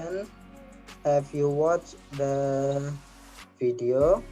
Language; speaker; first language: English; non-native, learner; Indonesian